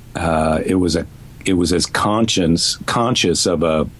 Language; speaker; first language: English; native; English